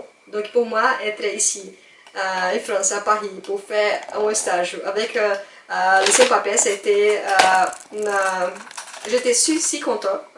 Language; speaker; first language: French; non-native, fluent; Portuguese